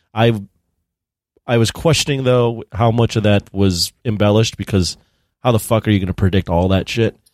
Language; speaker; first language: English; native; English